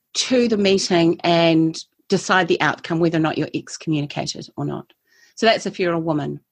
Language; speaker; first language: English; native; English